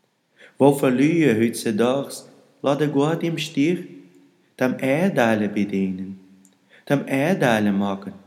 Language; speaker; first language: German; non-native, learner; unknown